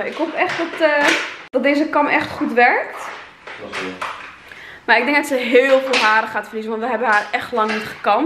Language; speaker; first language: Dutch; native; Dutch